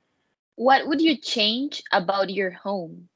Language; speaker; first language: English; non-native, learner; Spanish